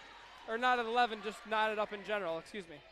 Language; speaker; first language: English; native; English